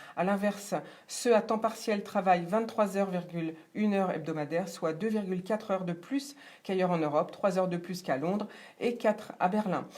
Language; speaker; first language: French; native; French